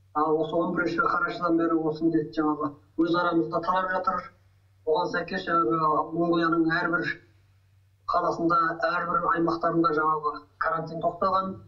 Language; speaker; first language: Kazakh; early bilingual, heritage; Kazakh